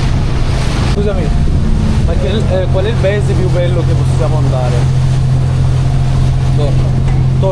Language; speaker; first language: Italian; non-native, learner; Arabic